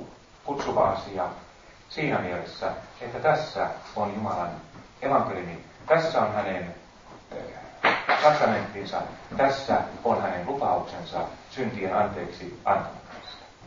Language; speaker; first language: Finnish; native; Finnish